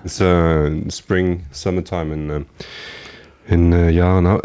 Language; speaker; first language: English; non-native, fluent; Norwegian